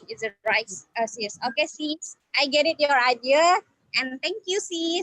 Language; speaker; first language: English; non-native, learner; Indonesian